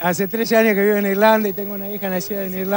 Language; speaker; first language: Spanish; native; Spanish